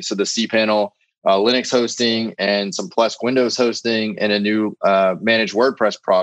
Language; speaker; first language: English; native; English